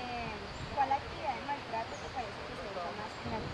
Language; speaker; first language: Spanish; native; Spanish